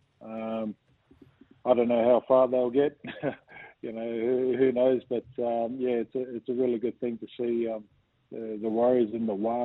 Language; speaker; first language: English; native; English